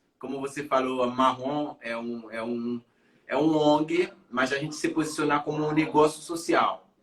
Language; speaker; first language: Portuguese; non-native, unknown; Haitian Creole